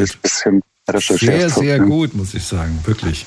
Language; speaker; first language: German; native; German